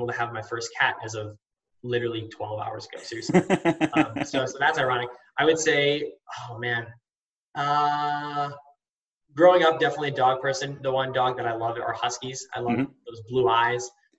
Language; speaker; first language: English; native; English